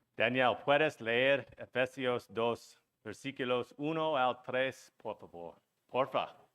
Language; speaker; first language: Spanish; non-native, learner; English